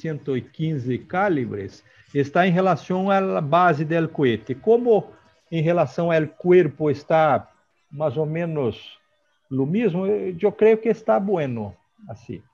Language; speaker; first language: Spanish; non-native, learner; Portuguese